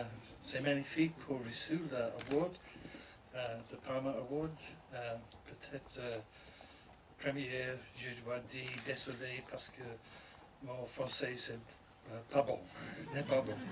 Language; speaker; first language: French; non-native, learner; English